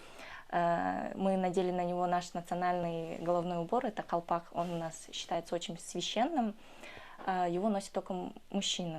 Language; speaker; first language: Russian; early bilingual, other home language; Kyrgyz